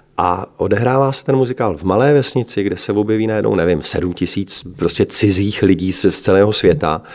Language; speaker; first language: Czech; native; Czech